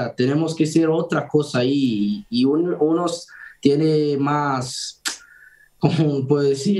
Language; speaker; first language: Spanish; non-native, fluent; Portuguese